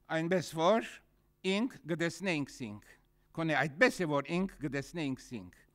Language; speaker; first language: Armenian; early bilingual, heritage; Armenian